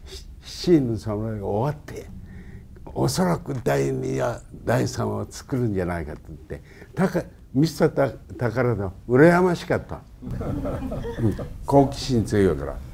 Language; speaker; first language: Japanese; native; Japanese